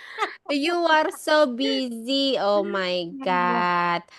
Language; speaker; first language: English; non-native, learner; Indonesian